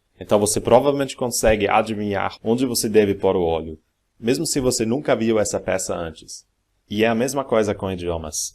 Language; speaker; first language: Portuguese; non-native, fluent; German